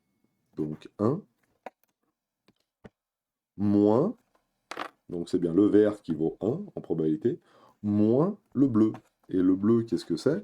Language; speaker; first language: French; native; French